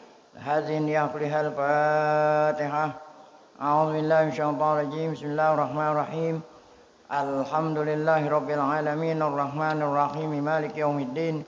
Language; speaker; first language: Arabic; non-native, fluent; Indonesian